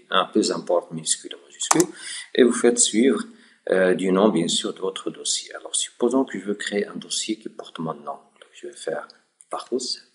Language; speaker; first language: French; non-native, local second language; Arabic